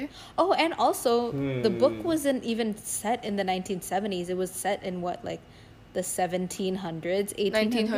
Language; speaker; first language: English; non-native, fluent; Indonesian